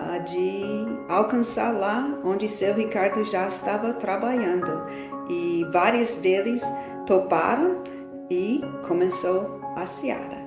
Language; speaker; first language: Portuguese; non-native, fluent; English